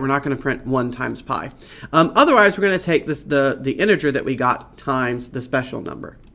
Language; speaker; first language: English; native; English